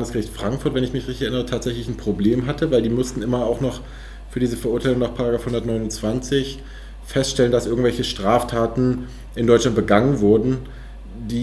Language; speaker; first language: German; native; German